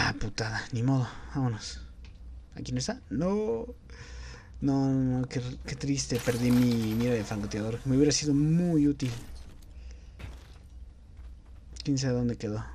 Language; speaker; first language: Spanish; native; Spanish